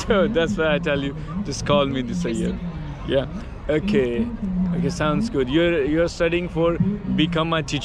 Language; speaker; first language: English; non-native, learner; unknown